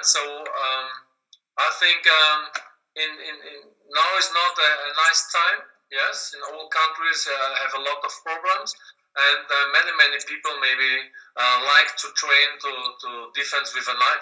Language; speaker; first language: English; non-native, learner; German